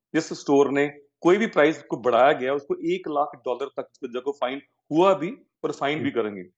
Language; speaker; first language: Hindi; native; Hindi